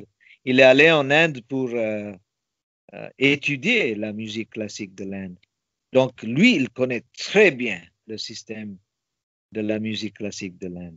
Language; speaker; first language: French; non-native, fluent; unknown